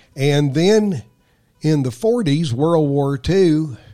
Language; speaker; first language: English; native; English